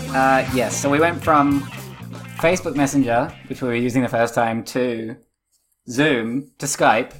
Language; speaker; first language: English; native; English